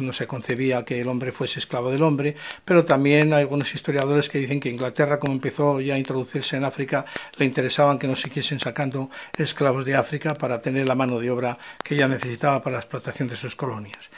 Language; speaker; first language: Spanish; native; Spanish